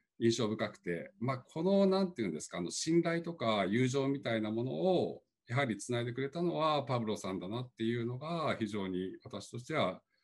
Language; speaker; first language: Japanese; native; Japanese